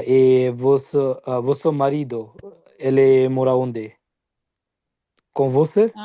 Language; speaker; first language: Portuguese; non-native, learner; Bangla